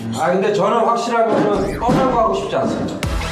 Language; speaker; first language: Korean; native; Korean